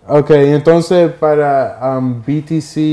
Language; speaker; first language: Spanish; early bilingual, heritage; Spanish